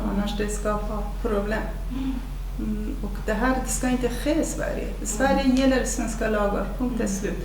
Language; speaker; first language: Swedish; non-native, fluent; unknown